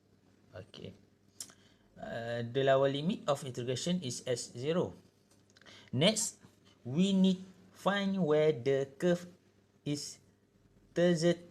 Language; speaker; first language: English; non-native, local second language; Malay